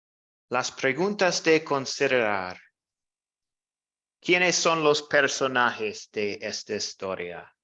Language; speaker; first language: Spanish; non-native, fluent; English